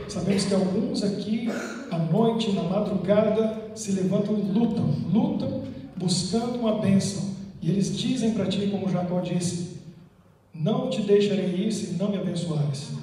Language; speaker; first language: Portuguese; native; Portuguese